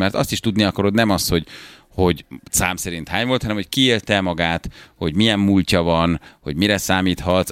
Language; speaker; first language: Hungarian; native; Hungarian